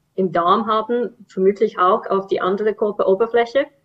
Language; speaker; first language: German; non-native, fluent; English